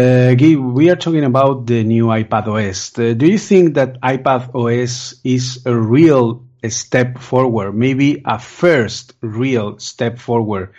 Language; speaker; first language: English; non-native, fluent; Spanish